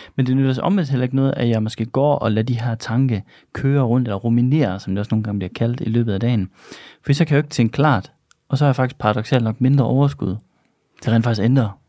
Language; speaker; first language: Danish; native; Danish